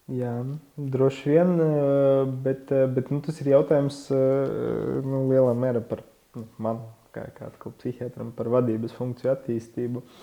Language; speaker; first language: Latvian; non-native, local second language; Russian